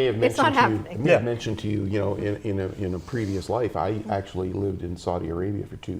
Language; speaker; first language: English; native; English